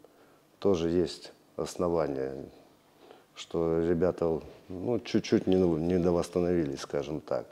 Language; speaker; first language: Russian; native; Russian